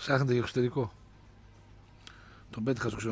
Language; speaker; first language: Greek; native; Greek